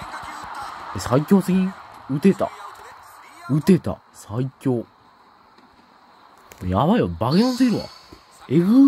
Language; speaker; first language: Japanese; native; Japanese